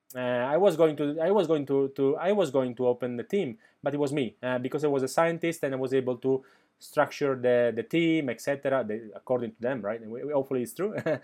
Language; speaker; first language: English; non-native, fluent; Italian